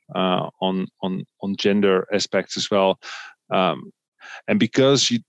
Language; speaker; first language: English; non-native, fluent; Dutch